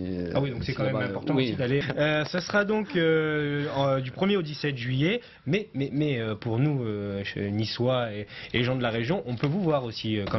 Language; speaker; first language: French; native; French